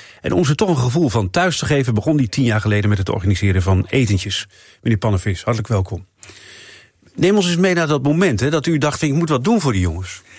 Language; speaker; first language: Dutch; native; Dutch